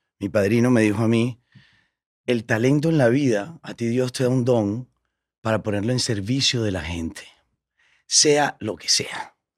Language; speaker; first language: Spanish; native; Spanish